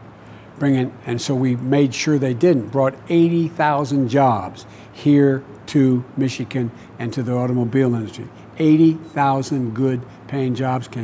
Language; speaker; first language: English; native; English